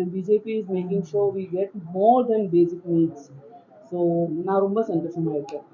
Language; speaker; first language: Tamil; non-native, learner; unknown